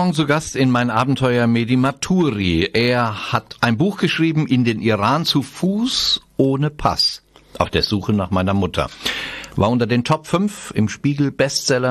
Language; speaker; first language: German; native; German